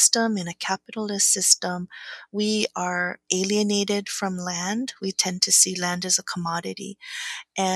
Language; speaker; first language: English; native; English